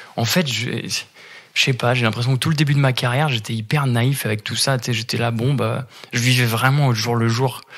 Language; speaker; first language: French; native; French